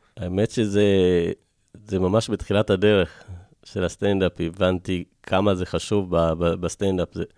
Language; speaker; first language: Hebrew; early bilingual, other home language; Amharic